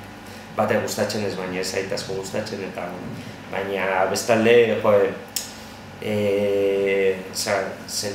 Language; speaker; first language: Basque; non-native, local second language; Spanish